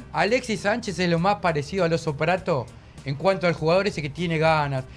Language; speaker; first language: Spanish; native; Spanish